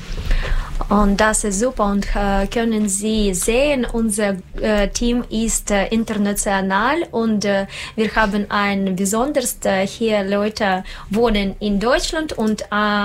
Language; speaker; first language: German; non-native, learner; Russian